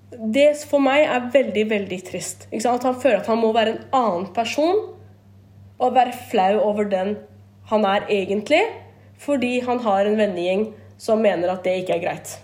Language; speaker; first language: Norwegian; early bilingual, other home language; Kurdish